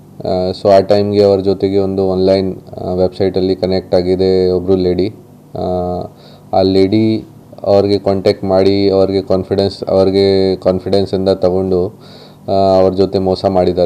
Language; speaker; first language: Kannada; non-native, local second language; Hindi